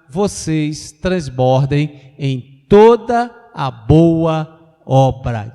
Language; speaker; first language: Portuguese; native; Portuguese